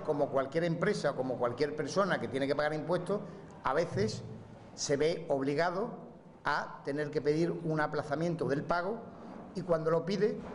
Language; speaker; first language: Spanish; native; Spanish